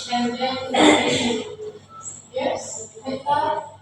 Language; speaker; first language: English; non-native, learner; Indonesian